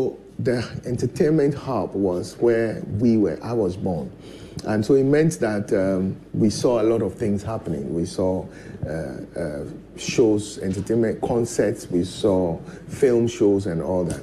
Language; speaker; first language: English; non-native, local second language; Ewe